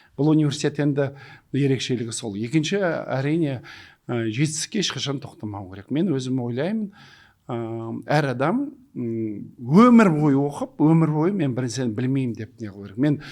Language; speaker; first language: Kazakh; non-native, local second language; Russian